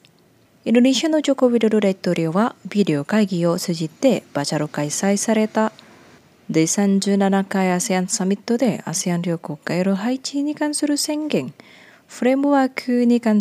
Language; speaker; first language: Japanese; non-native, fluent; Indonesian